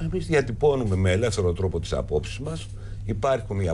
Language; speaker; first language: Greek; native; Greek